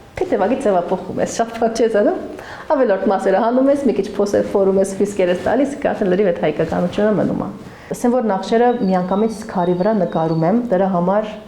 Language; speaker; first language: Armenian; early bilingual, heritage; Armenian